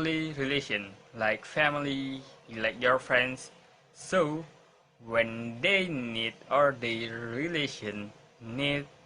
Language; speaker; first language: English; non-native, learner; Indonesian